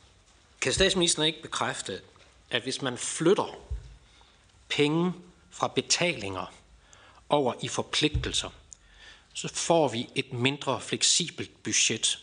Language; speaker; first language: Danish; native; Danish